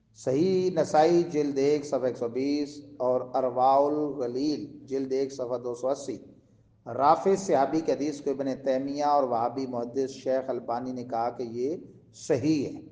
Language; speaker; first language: Urdu; non-native, local second language; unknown